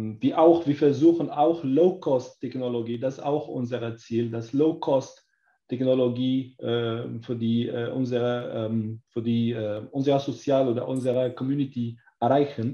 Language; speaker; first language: German; non-native, learner; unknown